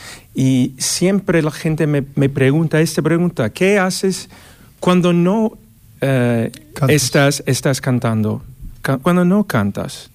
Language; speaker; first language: Spanish; non-native, learner; English